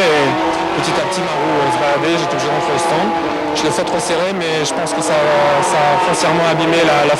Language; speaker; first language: French; native; French